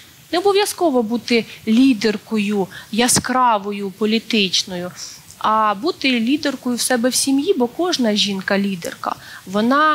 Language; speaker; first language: Ukrainian; native; Ukrainian